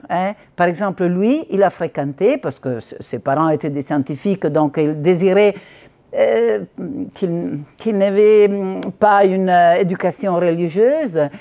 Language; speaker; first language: French; non-native, fluent; Italian